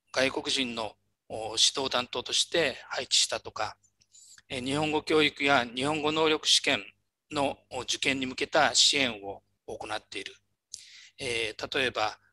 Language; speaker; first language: Japanese; native; Japanese